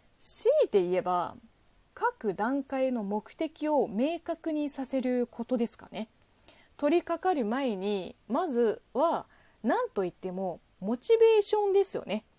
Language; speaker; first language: Japanese; non-native, fluent; Chinese